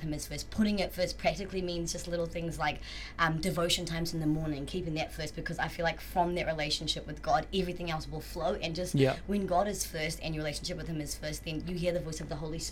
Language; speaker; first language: English; native; English